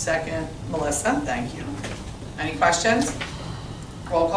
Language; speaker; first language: English; native; English